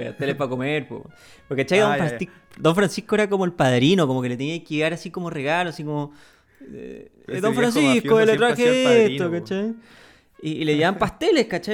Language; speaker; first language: Spanish; native; Spanish